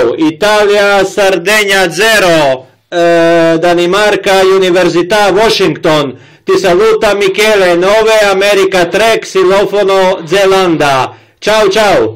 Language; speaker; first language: Italian; non-native, learner; Croatian